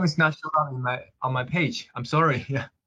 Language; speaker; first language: English; non-native, fluent; Chinese